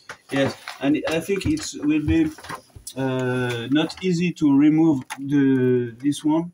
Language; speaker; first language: English; non-native, learner; French